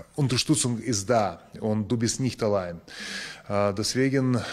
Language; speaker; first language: German; non-native, learner; Ukrainian